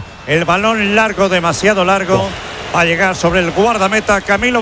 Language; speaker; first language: Spanish; native; Spanish